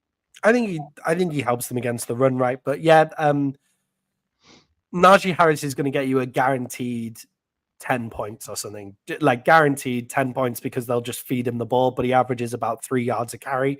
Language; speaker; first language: English; native; English